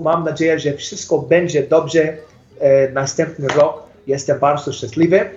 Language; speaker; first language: Polish; non-native, learner; English